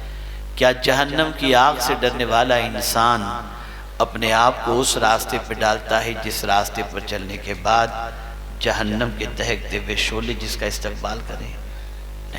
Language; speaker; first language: Urdu; native; Urdu